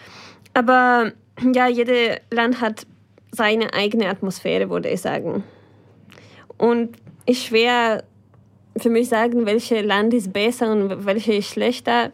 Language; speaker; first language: German; non-native, fluent; Ukrainian